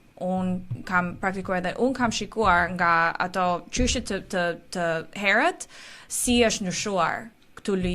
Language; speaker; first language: Albanian; early bilingual, heritage; Albanian